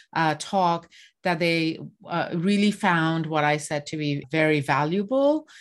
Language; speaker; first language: English; non-native, local second language; Bangla